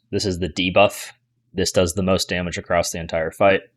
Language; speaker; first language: English; native; English